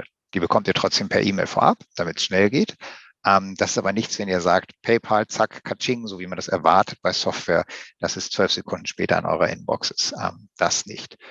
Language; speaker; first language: German; native; German